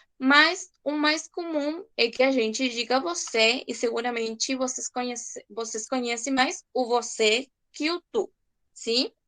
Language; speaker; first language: Portuguese; non-native, fluent; Spanish